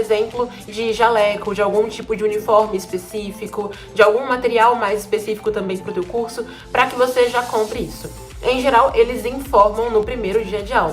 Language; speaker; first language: Portuguese; native; Portuguese